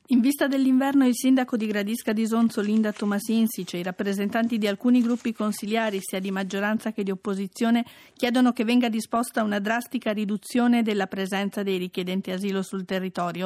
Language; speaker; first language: Italian; native; Italian